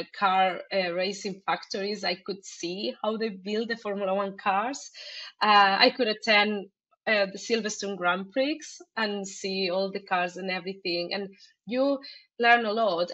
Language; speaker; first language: English; non-native, fluent; Spanish